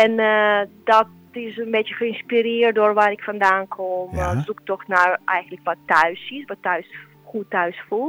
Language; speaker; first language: Dutch; non-native, fluent; Serbian